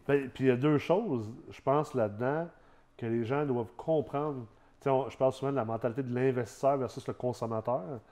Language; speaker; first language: French; early bilingual, other home language; English